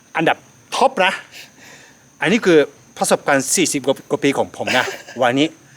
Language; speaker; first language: Thai; non-native, fluent; Japanese